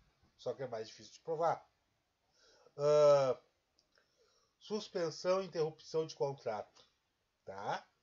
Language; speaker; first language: Portuguese; native; Portuguese